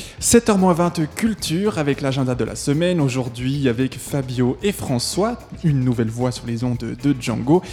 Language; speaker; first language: French; native; French